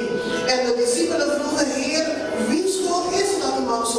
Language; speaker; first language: Dutch; non-native, local second language; Papiamento